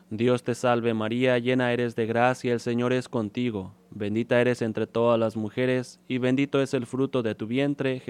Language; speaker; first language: Spanish; native; Spanish